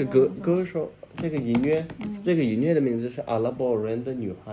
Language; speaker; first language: Chinese; non-native, learner; Turkmen